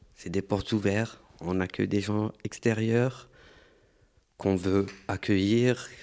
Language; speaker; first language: French; non-native, local second language; Arabic